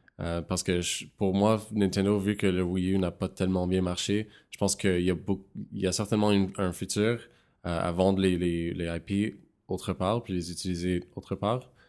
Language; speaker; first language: French; non-native, local second language; English